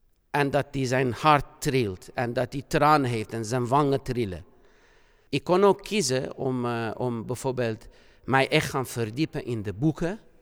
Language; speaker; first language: Dutch; non-native, fluent; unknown